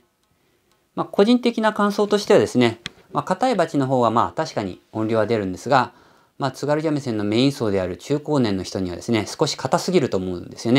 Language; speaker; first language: Japanese; native; Japanese